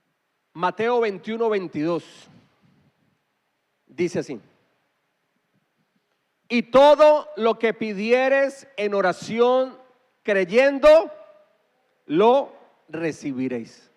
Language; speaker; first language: Spanish; native; Spanish